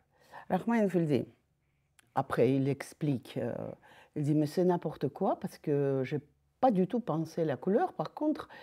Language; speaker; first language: French; non-native, fluent; Russian